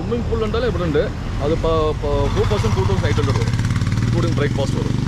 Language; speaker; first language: Malayalam; non-native, local second language; Tamil